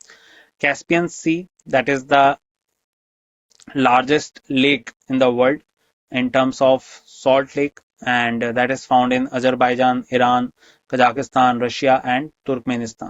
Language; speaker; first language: English; non-native, local second language; Hindi